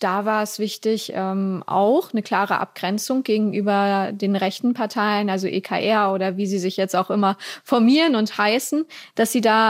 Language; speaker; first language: German; native; German